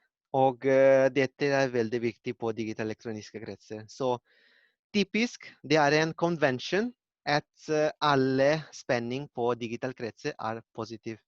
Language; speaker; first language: Norwegian; non-native, learner; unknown